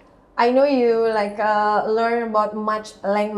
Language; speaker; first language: English; non-native, learner; Indonesian